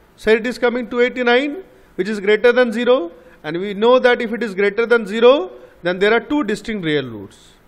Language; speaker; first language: English; non-native, local second language; Bangla